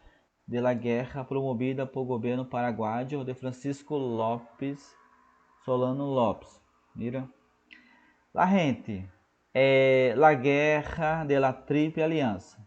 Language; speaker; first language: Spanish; non-native, fluent; Portuguese